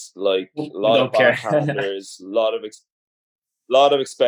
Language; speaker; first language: English; native; English